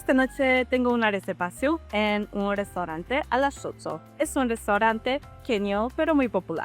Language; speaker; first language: Spanish; non-native, learner; English